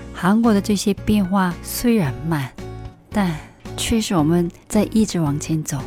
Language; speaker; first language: Chinese; non-native, fluent; Korean